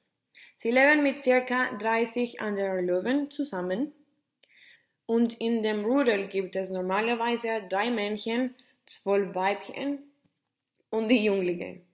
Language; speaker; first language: German; non-native, learner; Spanish